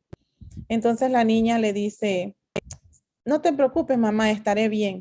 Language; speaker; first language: Spanish; native; Spanish